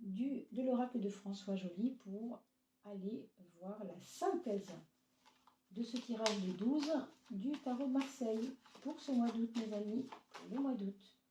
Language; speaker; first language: French; native; French